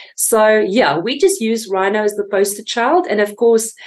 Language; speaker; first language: English; native; English